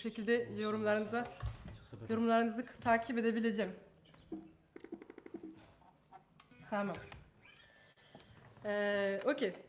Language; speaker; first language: Turkish; non-native, fluent; French